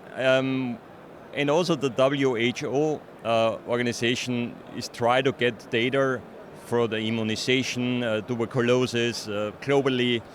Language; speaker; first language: English; non-native, fluent; German